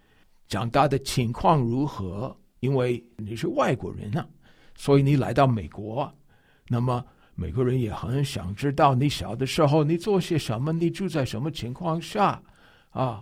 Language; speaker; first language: Chinese; non-native, fluent; English